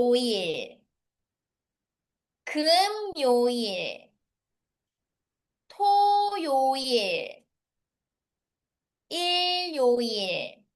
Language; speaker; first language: Korean; non-native, fluent; Filipino